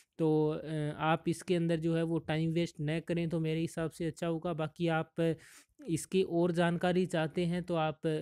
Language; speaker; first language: Hindi; native; Hindi